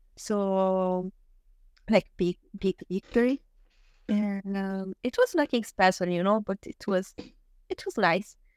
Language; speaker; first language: English; non-native, learner; Italian